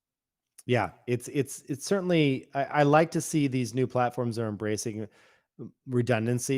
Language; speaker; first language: English; native; English